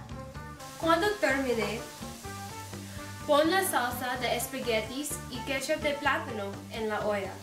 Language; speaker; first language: Spanish; non-native, learner; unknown